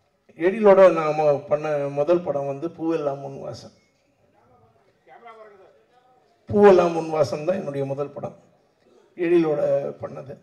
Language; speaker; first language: Tamil; native; Tamil